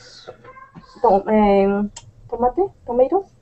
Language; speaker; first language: English; non-native, learner; Spanish